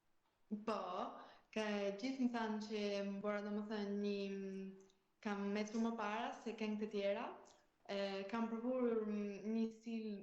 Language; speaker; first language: Albanian; early bilingual, heritage; Albanian